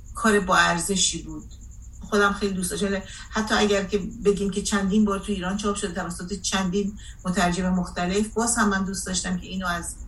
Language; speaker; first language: Persian; native; Persian